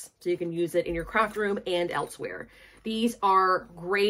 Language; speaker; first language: English; native; English